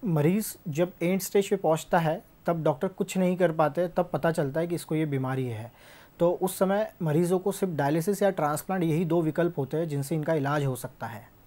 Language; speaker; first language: Hindi; native; Hindi